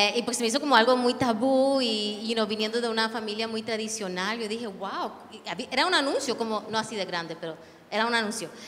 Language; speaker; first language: Spanish; early bilingual, heritage; Spanish